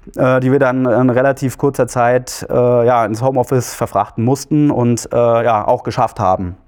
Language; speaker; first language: German; native; German